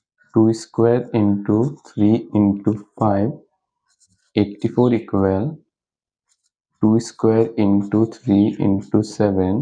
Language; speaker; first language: English; non-native, local second language; Hindi